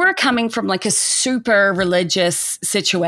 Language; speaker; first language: English; native; English